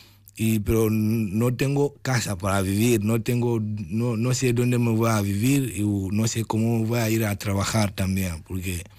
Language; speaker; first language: Spanish; non-native, learner; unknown